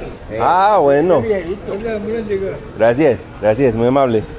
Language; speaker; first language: Spanish; non-native, learner; English